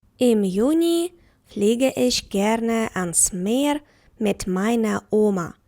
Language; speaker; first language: German; non-native, fluent; Ukrainian